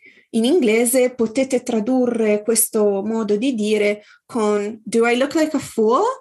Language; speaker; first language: Italian; native; Italian